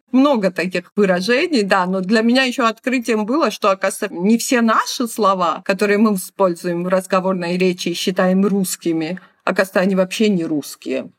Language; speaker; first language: Russian; non-native, local second language; Georgian